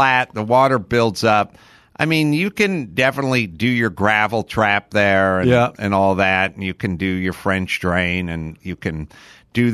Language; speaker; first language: English; native; English